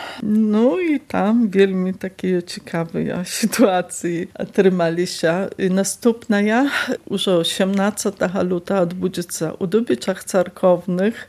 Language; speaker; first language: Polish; non-native, local second language; Belarusian